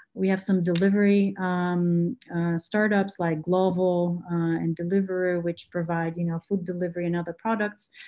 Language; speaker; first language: English; non-native, fluent; Bulgarian